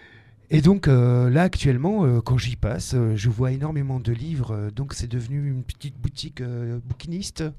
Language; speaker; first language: French; native; French